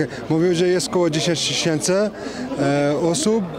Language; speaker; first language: Polish; non-native, fluent; French